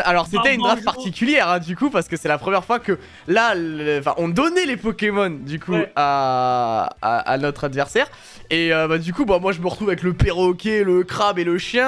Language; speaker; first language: French; native; French